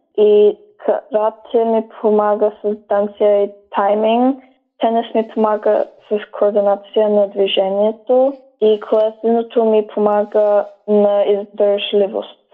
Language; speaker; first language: Bulgarian; early bilingual, heritage; Bulgarian